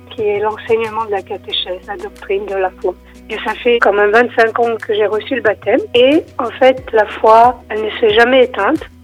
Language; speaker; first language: French; native; French